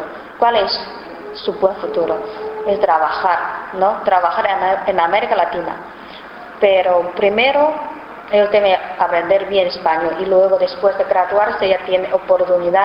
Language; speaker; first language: Spanish; non-native, fluent; Chinese